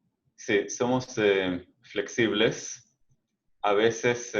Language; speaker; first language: Spanish; non-native, fluent; Hebrew